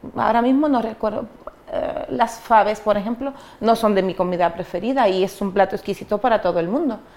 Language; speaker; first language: Spanish; native; Spanish